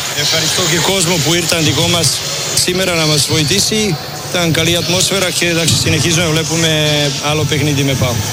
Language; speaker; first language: Greek; non-native, learner; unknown